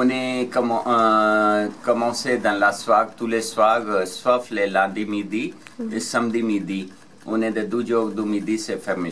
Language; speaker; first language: French; non-native, learner; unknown